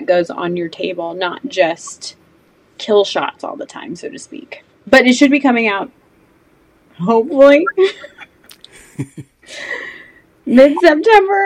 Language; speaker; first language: English; native; English